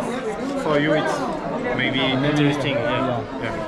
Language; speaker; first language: English; non-native, learner; French